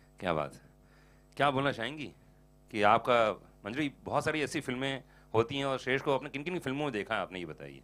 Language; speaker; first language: Hindi; native; Hindi